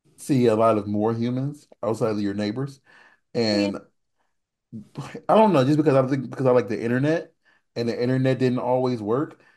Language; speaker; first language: English; native; English